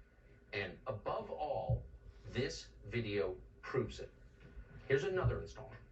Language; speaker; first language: English; native; English